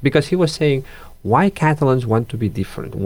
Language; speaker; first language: English; non-native, fluent; Catalan